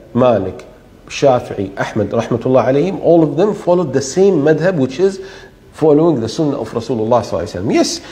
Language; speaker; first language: English; non-native, fluent; Arabic